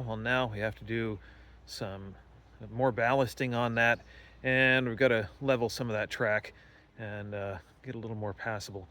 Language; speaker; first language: English; native; English